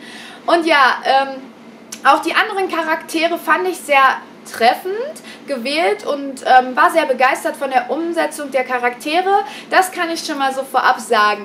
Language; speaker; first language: German; native; German